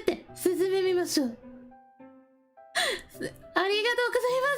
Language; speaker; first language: Japanese; non-native, learner; English